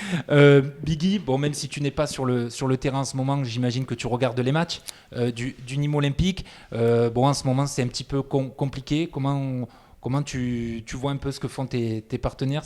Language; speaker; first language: French; native; French